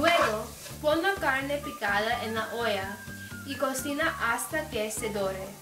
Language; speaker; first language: Spanish; non-native, learner; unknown